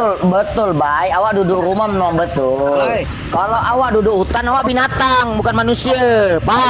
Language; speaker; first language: Malay; native; Malay